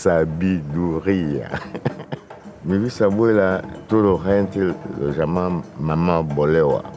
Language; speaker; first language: Spanish; non-native, fluent; Lingala